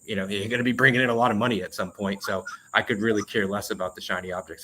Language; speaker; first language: English; native; English